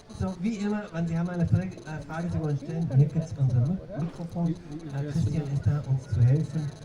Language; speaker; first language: German; non-native, learner; English